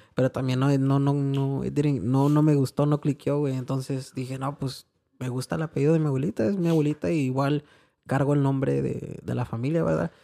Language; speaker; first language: Spanish; early bilingual, heritage; Spanish